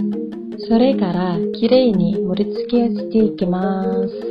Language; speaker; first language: Japanese; non-native, fluent; Indonesian